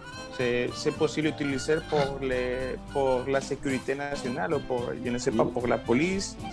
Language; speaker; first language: French; non-native, learner; Spanish